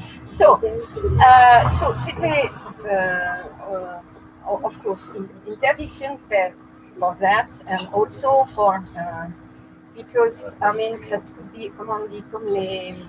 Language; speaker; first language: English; non-native, learner; French